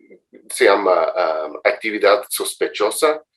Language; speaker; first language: Spanish; non-native, fluent; English